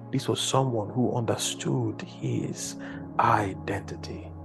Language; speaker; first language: English; non-native, local second language; Yoruba